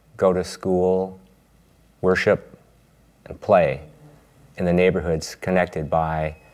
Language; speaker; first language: English; native; English